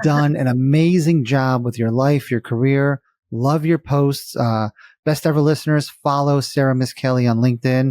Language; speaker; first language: English; native; English